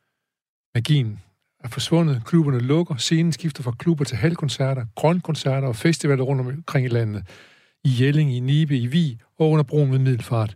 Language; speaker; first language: Danish; native; Danish